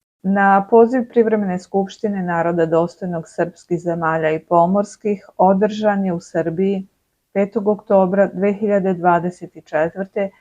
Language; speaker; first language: Serbian; native; Serbian